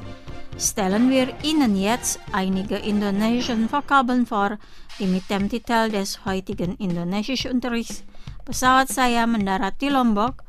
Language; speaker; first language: German; non-native, fluent; Indonesian